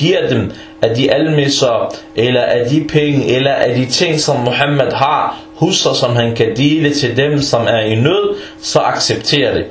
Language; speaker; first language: Danish; early bilingual, other home language; Arabic